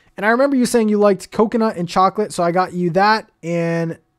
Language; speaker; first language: English; native; English